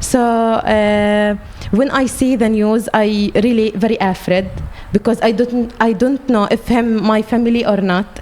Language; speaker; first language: English; non-native, learner; Arabic